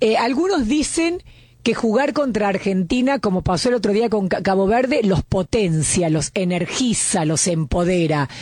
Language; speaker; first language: Spanish; native; Spanish